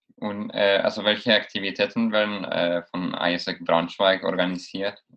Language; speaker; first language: German; non-native, fluent; Spanish